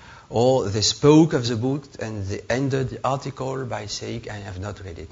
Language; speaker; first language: English; non-native, learner; French